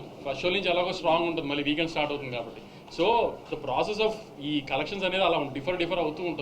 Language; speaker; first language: Telugu; native; Telugu